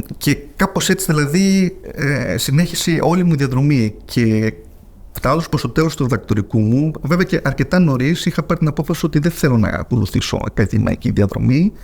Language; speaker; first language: Greek; early bilingual, heritage; Greek